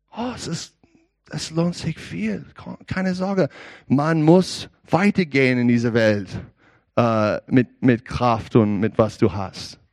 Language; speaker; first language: German; non-native, learner; English